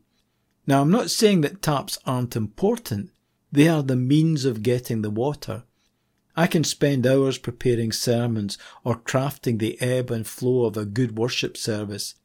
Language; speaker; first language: English; native; English